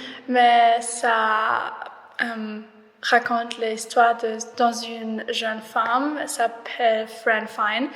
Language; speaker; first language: French; non-native, learner; German